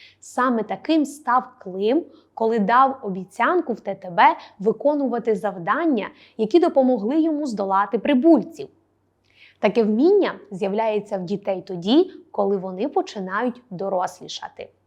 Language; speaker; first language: Ukrainian; native; Ukrainian